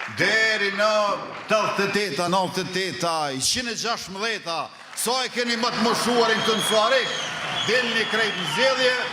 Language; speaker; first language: Albanian; native; Albanian